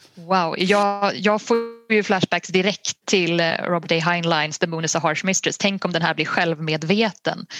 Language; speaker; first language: Swedish; native; Swedish